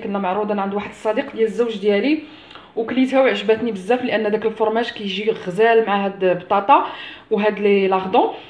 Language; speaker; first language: Arabic; native; Arabic